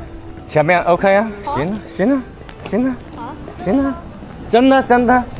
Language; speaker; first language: Chinese; non-native, fluent; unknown